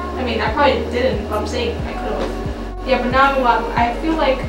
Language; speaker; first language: English; native; English